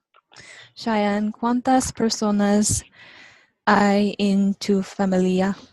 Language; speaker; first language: Spanish; non-native, learner; English